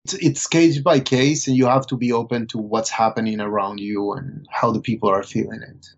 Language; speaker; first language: English; non-native, fluent; Spanish